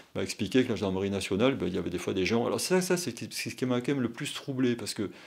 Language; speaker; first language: French; native; French